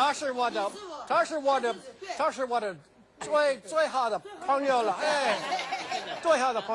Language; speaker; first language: Chinese; non-native, learner; English